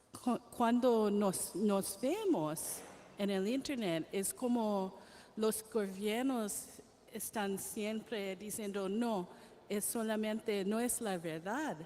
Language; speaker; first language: Spanish; non-native, learner; English